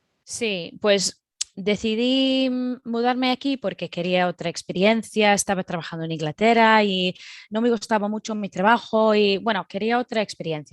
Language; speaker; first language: Spanish; non-native, fluent; English